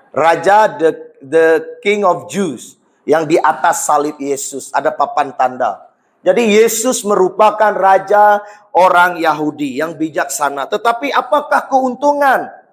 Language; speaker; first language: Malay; non-native, local second language; Iban